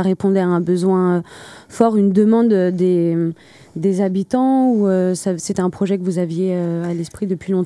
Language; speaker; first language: French; native; French